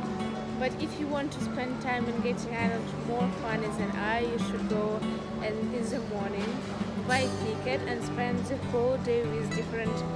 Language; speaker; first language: English; non-native, fluent; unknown